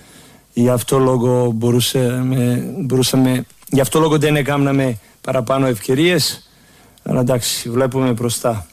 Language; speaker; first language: Greek; non-native, fluent; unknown